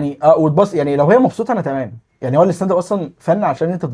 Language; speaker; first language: Arabic; native; Arabic